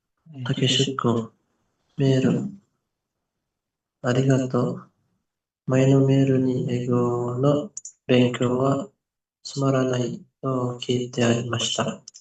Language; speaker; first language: Japanese; non-native, learner; Indonesian